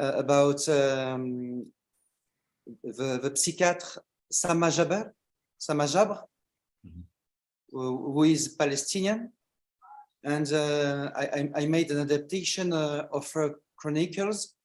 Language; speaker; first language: English; non-native, learner; French